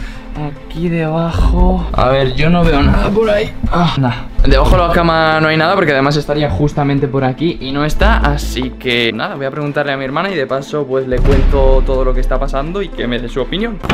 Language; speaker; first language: Spanish; native; Spanish